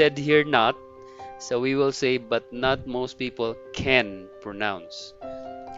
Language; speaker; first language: English; non-native, fluent; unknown